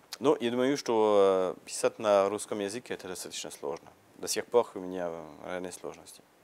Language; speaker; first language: Russian; non-native, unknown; French